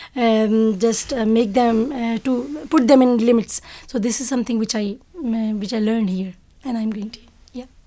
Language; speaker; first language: English; non-native, local second language; Urdu